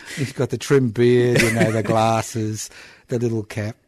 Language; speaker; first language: English; non-native, local second language; Italian